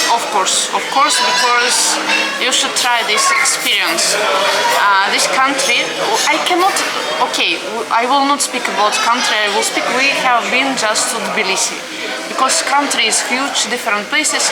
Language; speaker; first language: English; non-native, fluent; Russian